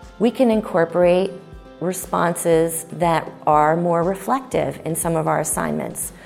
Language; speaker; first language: English; native; English